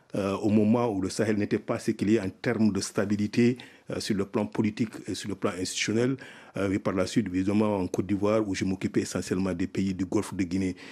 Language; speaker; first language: French; non-native, local second language; Soninke